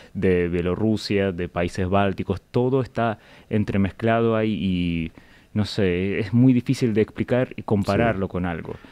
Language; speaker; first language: Spanish; non-native, fluent; Russian